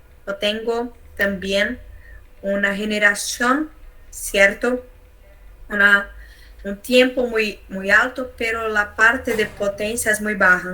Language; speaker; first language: Spanish; non-native, learner; Portuguese